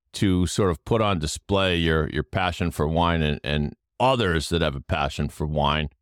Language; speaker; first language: English; native; English